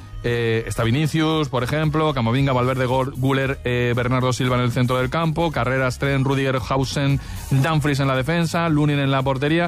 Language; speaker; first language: Spanish; native; Spanish